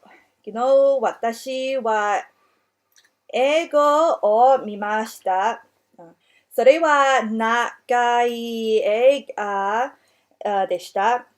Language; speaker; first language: Japanese; non-native, learner; English